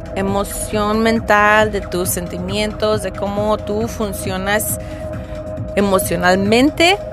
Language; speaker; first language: Spanish; early bilingual, heritage; Spanish